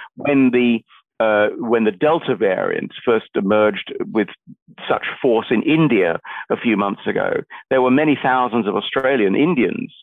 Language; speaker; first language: English; native; English